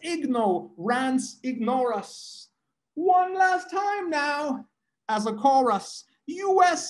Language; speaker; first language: English; non-native, local second language; Spanish